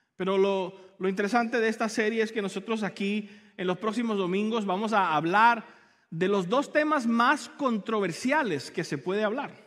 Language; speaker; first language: Spanish; native; Spanish